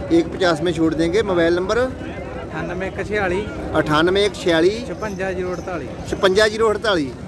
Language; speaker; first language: Hindi; non-native, local second language; Punjabi